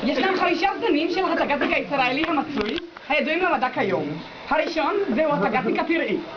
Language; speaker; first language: Hebrew; native; Hebrew